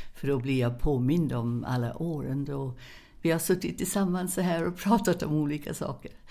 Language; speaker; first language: Swedish; non-native, fluent; English